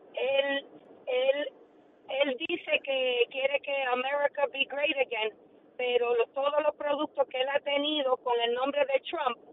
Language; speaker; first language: Spanish; early bilingual, heritage; Spanish